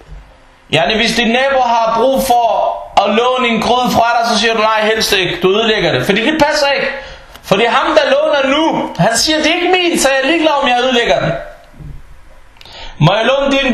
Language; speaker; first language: Danish; early bilingual, other home language; Arabic